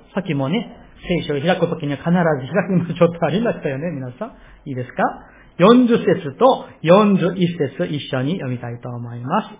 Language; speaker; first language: Japanese; non-native, fluent; Korean